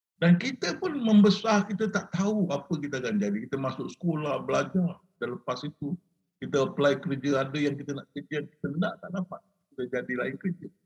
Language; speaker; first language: Malay; native; Malay